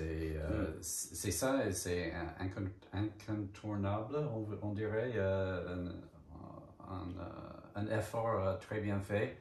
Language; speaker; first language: French; non-native, fluent; English